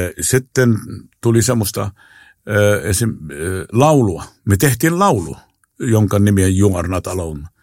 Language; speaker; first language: Finnish; non-native, fluent; Arabic